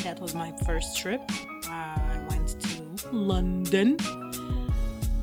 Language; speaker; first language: English; non-native, fluent; Slovenian